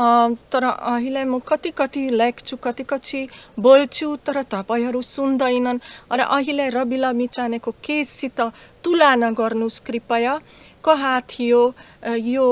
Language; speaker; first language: Nepali; non-native, fluent; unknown